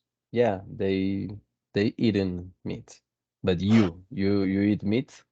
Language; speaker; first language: English; non-native, fluent; Spanish